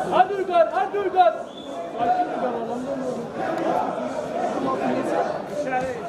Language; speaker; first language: Turkish; native; Turkish